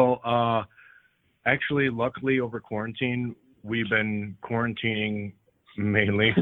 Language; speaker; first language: English; native; English